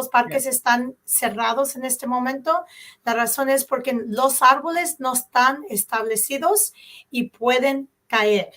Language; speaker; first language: Spanish; early bilingual, heritage; Spanish